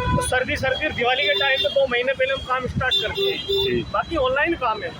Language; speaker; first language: Hindi; native; Hindi